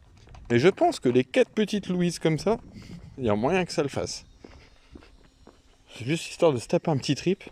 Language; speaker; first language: French; native; French